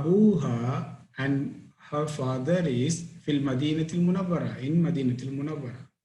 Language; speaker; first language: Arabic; non-native, fluent; Tamil